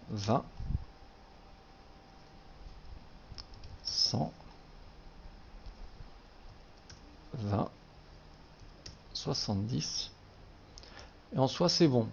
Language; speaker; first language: French; native; French